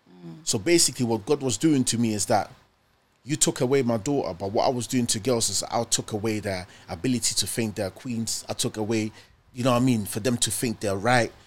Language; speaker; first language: English; early bilingual, other home language; German